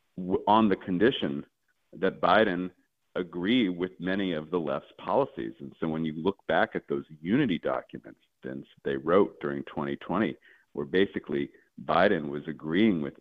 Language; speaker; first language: English; native; English